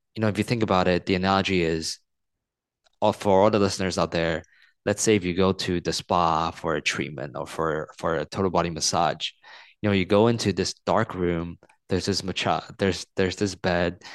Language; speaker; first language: English; non-native, local second language; Cantonese